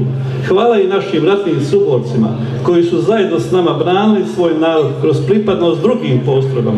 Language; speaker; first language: Croatian; native; Croatian